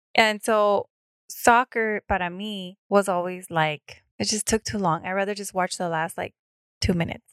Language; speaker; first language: English; early bilingual, other home language; Spanish